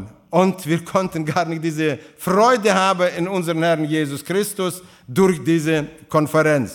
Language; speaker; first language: German; non-native, fluent; Russian